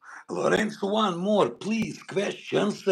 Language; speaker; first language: English; non-native, learner; Bosnian